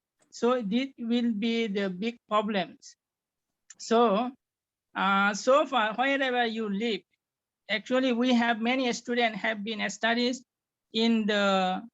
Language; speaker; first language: English; non-native, fluent; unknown